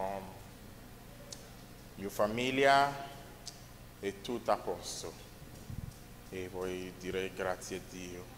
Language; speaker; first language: Italian; non-native, learner; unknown